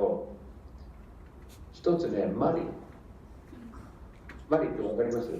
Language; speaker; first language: Japanese; non-native, fluent; English